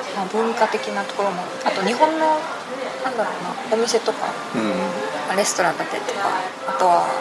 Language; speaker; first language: Japanese; native; Japanese